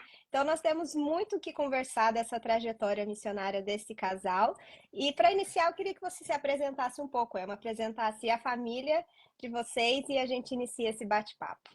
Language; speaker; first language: Portuguese; native; Portuguese